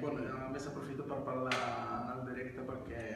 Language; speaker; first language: Catalan; non-native, fluent; Riffian